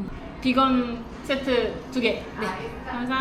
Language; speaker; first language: Korean; non-native, fluent; Japanese